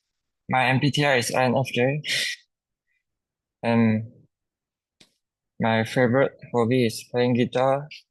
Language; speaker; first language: English; non-native, local second language; Chinese